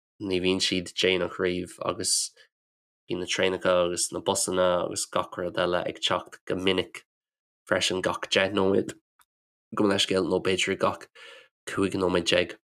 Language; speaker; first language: Irish; non-native, local second language; English